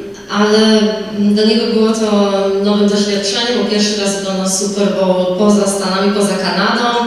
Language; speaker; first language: Polish; early bilingual, heritage; Polish